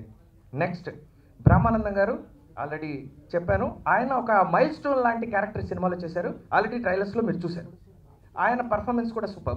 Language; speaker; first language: Telugu; native; Telugu